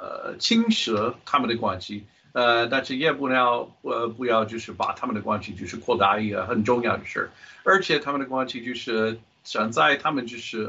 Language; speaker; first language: Chinese; non-native, fluent; English